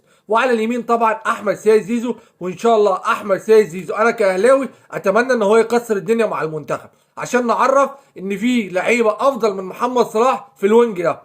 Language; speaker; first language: Arabic; native; Arabic